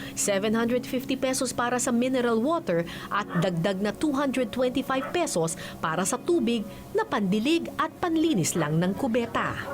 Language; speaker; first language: Filipino; native; Filipino